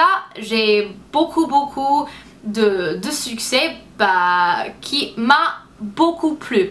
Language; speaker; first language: French; non-native, fluent; English